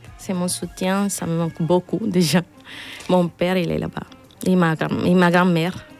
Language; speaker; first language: French; non-native, learner; Spanish